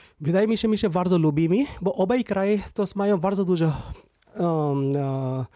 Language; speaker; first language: Polish; non-native, fluent; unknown